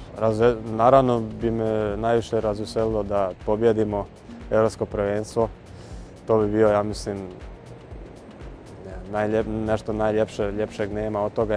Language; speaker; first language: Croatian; early bilingual, heritage; Croatian